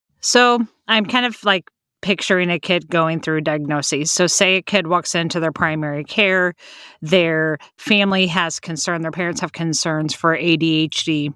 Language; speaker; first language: English; native; English